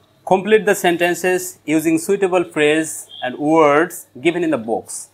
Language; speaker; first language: English; non-native, local second language; Bangla